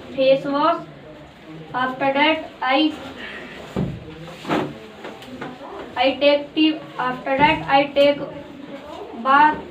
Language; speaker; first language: English; non-native, learner; Hindi